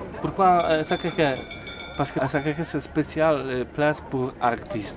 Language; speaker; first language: French; non-native, learner; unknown